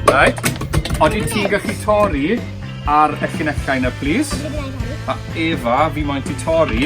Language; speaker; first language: Welsh; native; Welsh